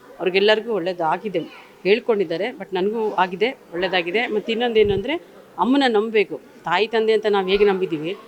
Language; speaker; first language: Kannada; native; Kannada